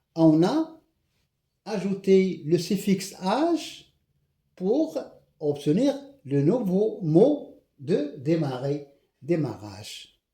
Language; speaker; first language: French; non-native, local second language; Arabic